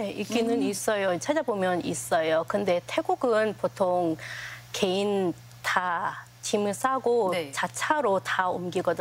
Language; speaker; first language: Korean; non-native, fluent; Thai